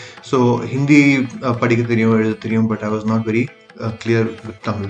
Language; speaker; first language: Tamil; early bilingual, other home language; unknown